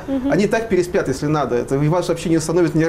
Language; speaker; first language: Russian; native; Russian